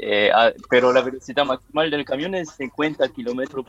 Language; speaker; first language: Spanish; non-native, learner; French